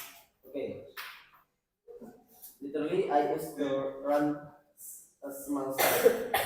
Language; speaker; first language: English; non-native, learner; Indonesian